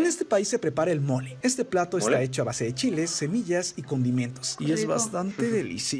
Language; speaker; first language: Spanish; native; Spanish